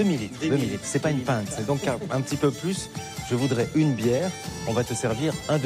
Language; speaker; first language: French; native; French